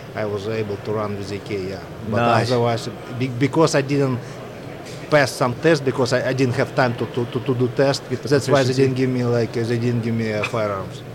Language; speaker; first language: English; non-native, fluent; Russian